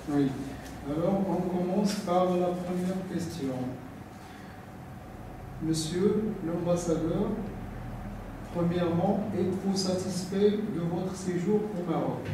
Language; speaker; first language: French; non-native, local second language; Arabic